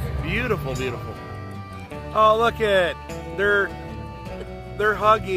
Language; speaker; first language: English; native; English